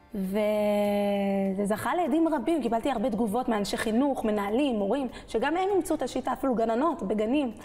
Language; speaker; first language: Hebrew; early bilingual, other home language; French